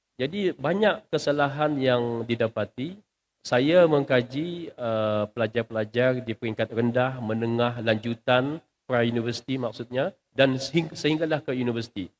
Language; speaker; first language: Malay; native; Malay